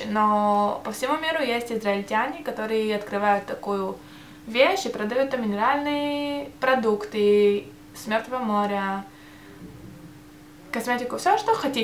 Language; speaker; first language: Russian; early bilingual, heritage; Russian